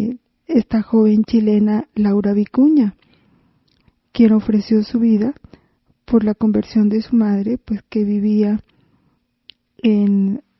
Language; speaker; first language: Spanish; native; Spanish